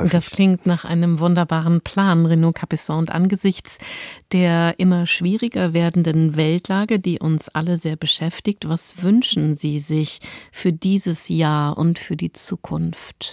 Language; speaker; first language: German; native; German